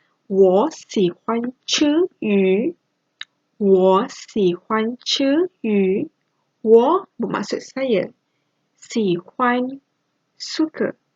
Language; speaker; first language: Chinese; non-native, local second language; Malay